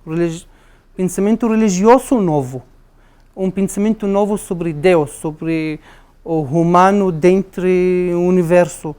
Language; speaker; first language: Portuguese; non-native, learner; Arabic